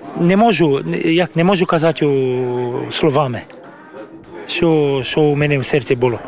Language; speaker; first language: Ukrainian; early bilingual, heritage; Ukrainian